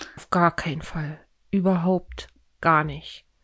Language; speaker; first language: German; native; German